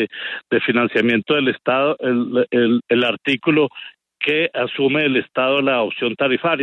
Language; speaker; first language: Spanish; native; Spanish